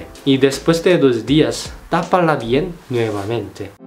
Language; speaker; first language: Spanish; non-native, fluent; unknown